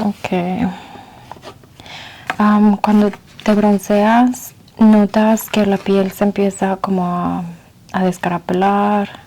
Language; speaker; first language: Spanish; early bilingual, heritage; Spanish